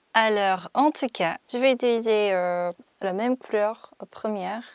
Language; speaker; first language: French; non-native, fluent; Korean